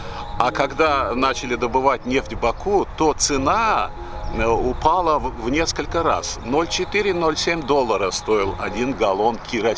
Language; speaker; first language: Russian; native; Russian